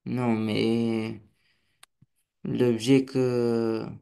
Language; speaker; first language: French; non-native, learner; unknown